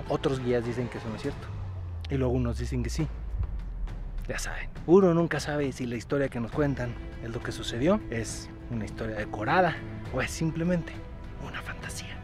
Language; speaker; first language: Spanish; native; Spanish